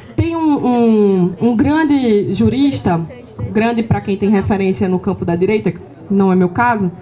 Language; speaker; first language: Portuguese; native; Portuguese